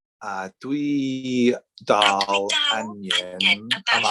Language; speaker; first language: Welsh; non-native, learner; English